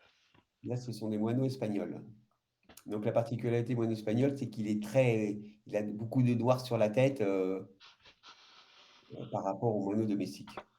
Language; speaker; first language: French; native; French